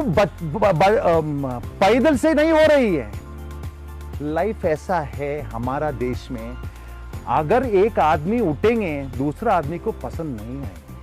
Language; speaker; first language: Hindi; non-native, local second language; Tamil